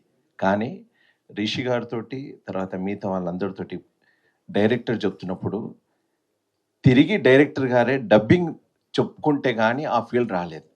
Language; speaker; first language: Telugu; native; Telugu